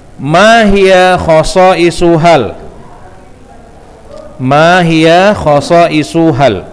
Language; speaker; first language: Arabic; non-native, fluent; Indonesian